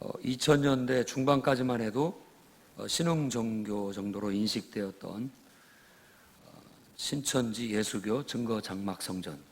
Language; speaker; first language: Korean; native; Korean